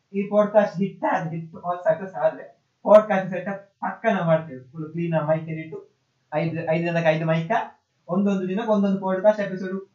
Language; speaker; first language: Kannada; non-native, local second language; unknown